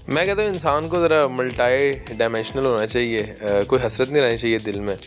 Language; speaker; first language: Urdu; early bilingual, heritage; Urdu